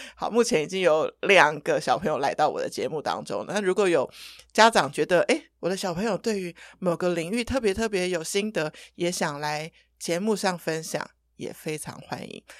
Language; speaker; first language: Chinese; native; Chinese